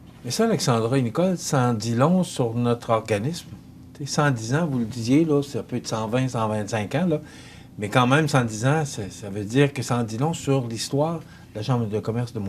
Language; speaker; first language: French; native; French